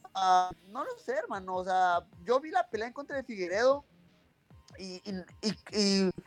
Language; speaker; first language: Spanish; native; Spanish